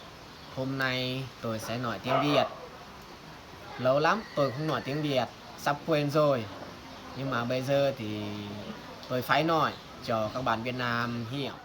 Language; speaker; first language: Vietnamese; non-native, fluent; Lao